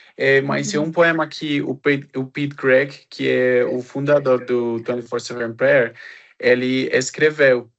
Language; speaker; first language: Portuguese; non-native, fluent; Spanish